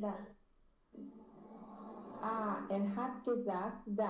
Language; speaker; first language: German; non-native, learner; Romanian